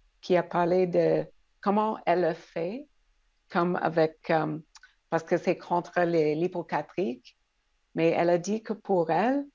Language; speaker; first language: French; non-native, local second language; English